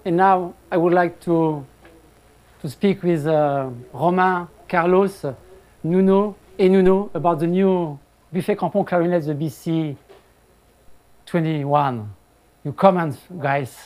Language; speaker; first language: English; non-native, fluent; French